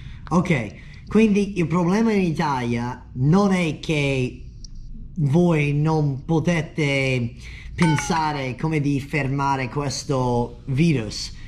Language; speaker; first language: Italian; non-native, fluent; English